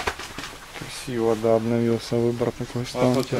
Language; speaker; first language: Russian; native; Russian